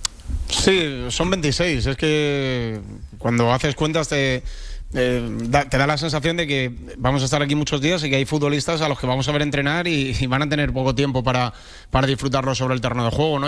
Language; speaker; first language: Spanish; native; Spanish